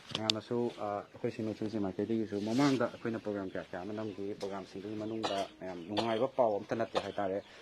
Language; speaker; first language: Manipuri; native; Manipuri